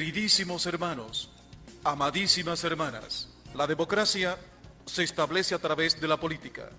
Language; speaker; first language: Spanish; native; Spanish